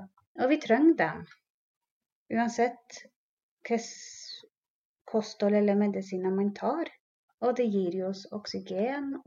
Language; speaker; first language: Norwegian; non-native, local second language; Northern Sami